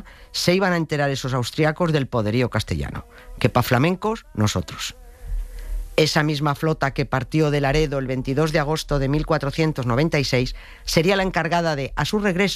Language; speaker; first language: Spanish; native; Spanish